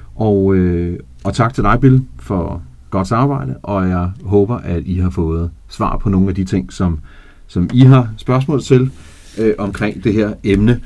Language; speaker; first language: Danish; native; Danish